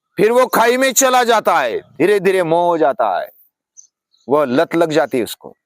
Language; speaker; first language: Hindi; non-native, local second language; Marathi